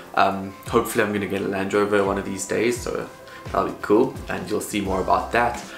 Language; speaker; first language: English; native; English